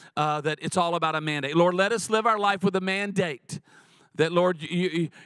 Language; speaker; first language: English; native; English